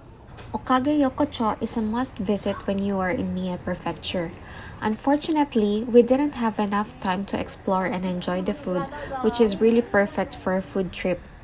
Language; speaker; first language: English; non-native, local second language; Filipino